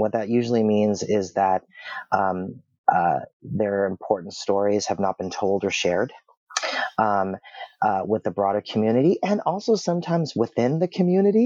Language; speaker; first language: English; native; English